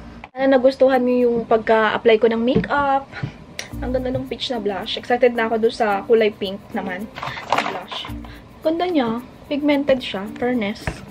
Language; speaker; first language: Filipino; native; Filipino